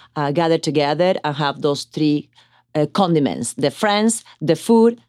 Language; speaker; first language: English; non-native, fluent; Italian